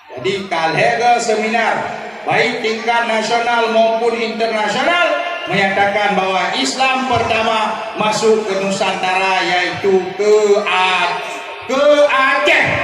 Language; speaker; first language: Malay; non-native, local second language; Achinese